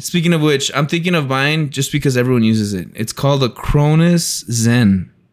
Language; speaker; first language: English; early bilingual, other home language; Spanish